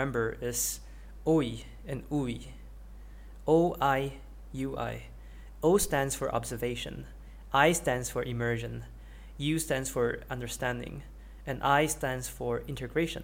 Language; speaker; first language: English; non-native, local second language; Chinese